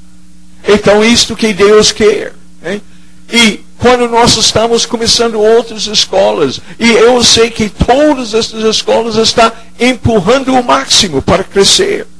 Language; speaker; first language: Portuguese; non-native, fluent; English